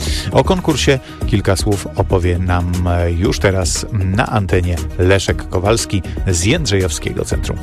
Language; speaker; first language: Polish; native; Polish